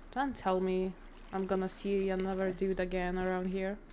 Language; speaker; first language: English; non-native, fluent; Lithuanian